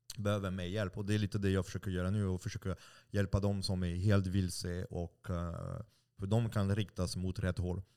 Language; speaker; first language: Swedish; non-native, fluent; French